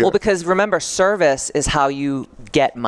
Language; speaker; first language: English; native; English